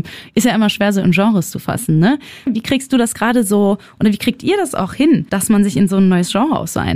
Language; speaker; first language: German; native; German